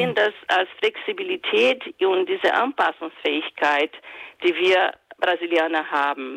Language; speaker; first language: German; non-native, fluent; Portuguese